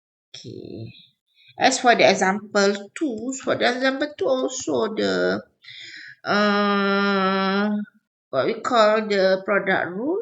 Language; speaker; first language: English; non-native, local second language; Malay